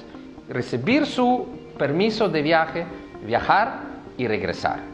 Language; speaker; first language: Spanish; non-native, fluent; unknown